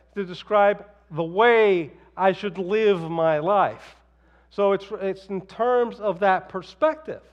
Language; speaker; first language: English; early bilingual, other home language; Spanish